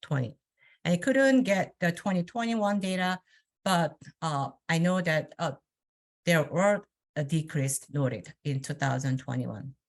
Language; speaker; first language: English; non-native, fluent; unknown